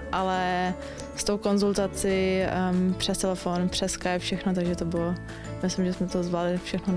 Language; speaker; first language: Czech; early bilingual, heritage; Czech